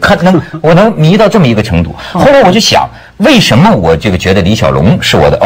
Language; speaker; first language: Chinese; native; Chinese